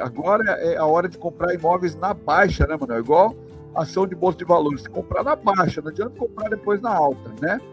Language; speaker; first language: Portuguese; native; Portuguese